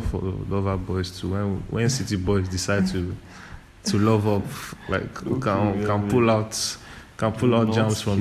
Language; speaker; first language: English; non-native, local second language; Yoruba